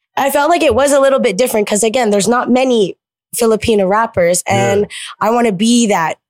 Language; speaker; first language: English; early bilingual, other home language; Filipino